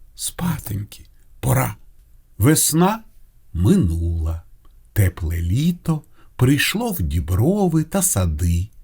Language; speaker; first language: Ukrainian; non-native, local second language; Russian